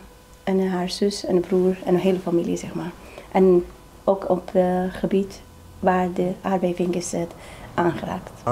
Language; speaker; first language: Dutch; non-native, learner; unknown